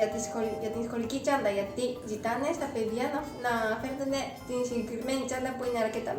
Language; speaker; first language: Greek; non-native, fluent; Japanese